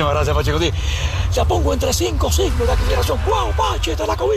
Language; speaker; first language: Spanish; native; Spanish